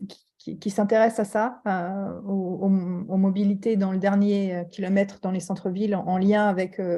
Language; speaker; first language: French; non-native, fluent; Italian